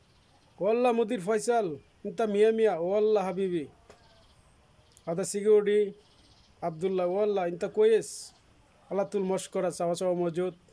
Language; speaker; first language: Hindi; non-native, learner; Bangla